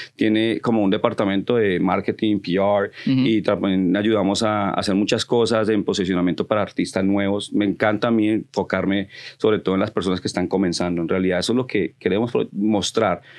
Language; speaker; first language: Spanish; early bilingual, heritage; Spanish